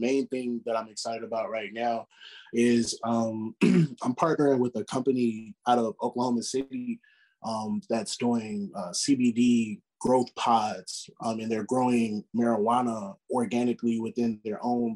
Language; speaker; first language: English; native; English